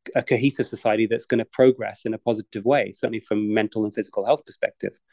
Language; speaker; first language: English; native; English